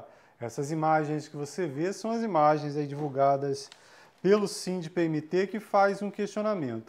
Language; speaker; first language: Portuguese; native; Portuguese